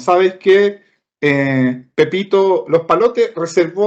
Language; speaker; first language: Spanish; native; Spanish